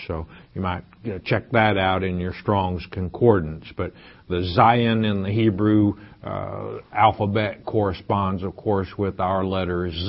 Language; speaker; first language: English; native; English